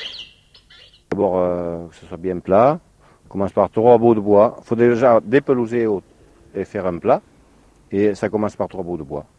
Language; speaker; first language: French; native; French